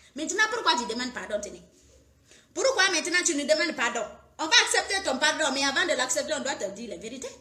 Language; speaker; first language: French; non-native, local second language; Fula